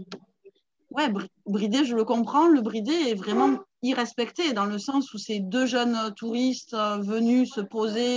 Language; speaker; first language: French; native; French